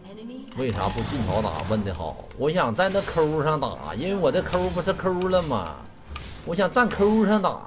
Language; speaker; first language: Chinese; native; Chinese